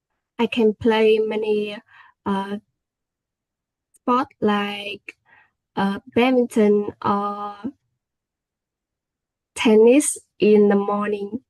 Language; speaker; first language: English; non-native, learner; Vietnamese